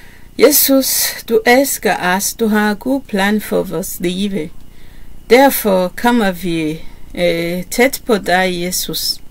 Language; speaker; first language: Danish; non-native, learner; Kinyarwanda